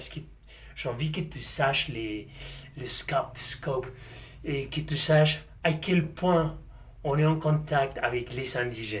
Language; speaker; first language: French; non-native, fluent; Spanish